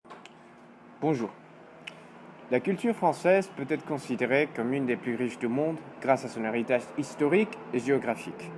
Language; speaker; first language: French; non-native, learner; Spanish